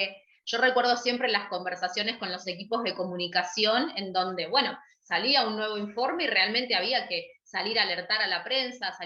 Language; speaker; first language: Spanish; native; Spanish